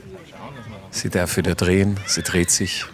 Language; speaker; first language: German; native; German